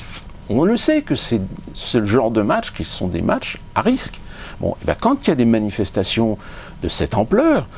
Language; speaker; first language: French; native; French